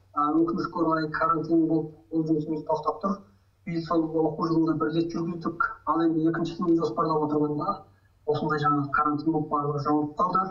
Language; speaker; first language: Kazakh; early bilingual, heritage; Kazakh